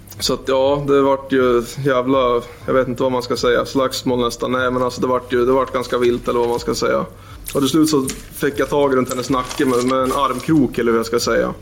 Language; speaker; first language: Swedish; native; Swedish